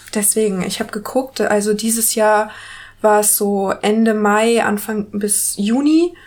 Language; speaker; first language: German; native; German